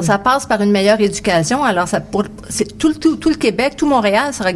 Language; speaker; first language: French; native; French